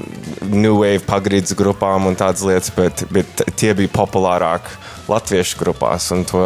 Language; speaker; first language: Latvian; early bilingual, heritage; Latvian